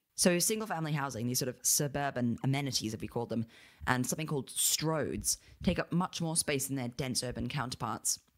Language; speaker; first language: English; native; English